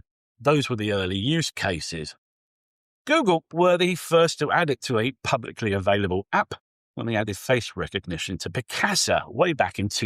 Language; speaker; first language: English; native; English